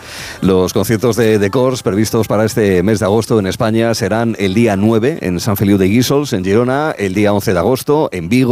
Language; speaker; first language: Spanish; native; Spanish